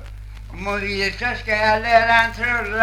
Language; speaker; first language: Swedish; native; Swedish